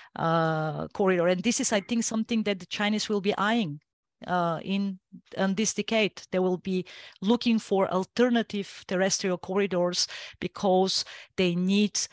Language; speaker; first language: English; non-native, fluent; Bulgarian